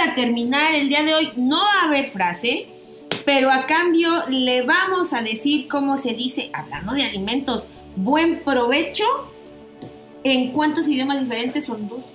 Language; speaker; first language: Spanish; native; Spanish